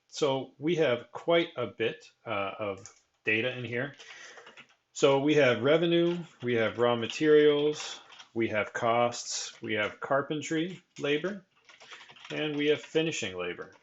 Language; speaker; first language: English; native; English